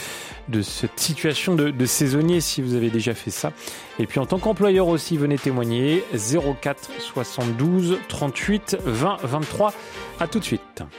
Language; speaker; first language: French; native; French